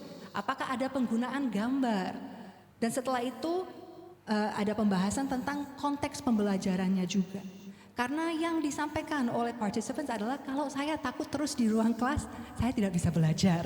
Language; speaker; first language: Indonesian; non-native, fluent; English